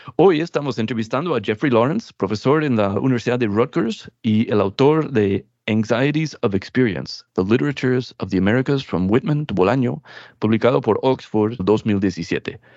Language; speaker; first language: Spanish; non-native, fluent; English